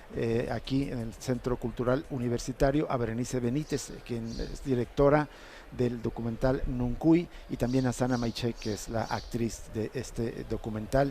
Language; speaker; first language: Spanish; native; Spanish